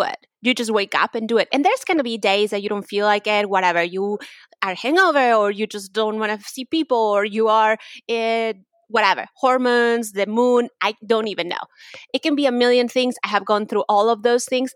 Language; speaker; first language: English; non-native, fluent; Spanish